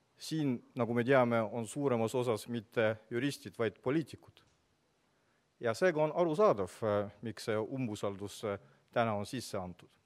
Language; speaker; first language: Estonian; non-native, local second language; Russian